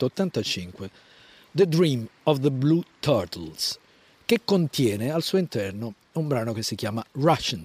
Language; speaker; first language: Italian; native; Italian